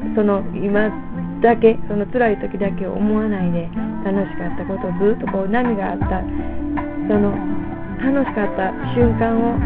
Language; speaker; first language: Japanese; native; Japanese